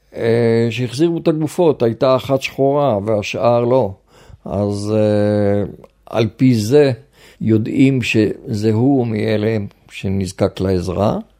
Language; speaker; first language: Hebrew; native; Hebrew